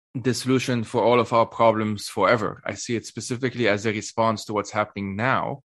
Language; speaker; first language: English; non-native, fluent; Arabic